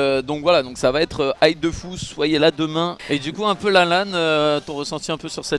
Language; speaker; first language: French; native; French